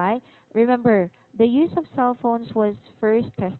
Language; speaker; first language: English; non-native, fluent; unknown